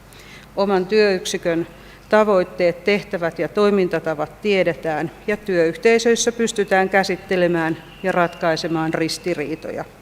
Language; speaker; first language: Finnish; native; Finnish